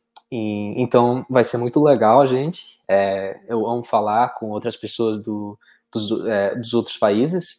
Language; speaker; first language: Portuguese; early bilingual, heritage; English